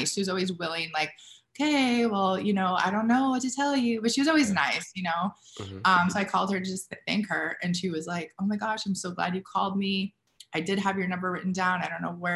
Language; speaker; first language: English; native; English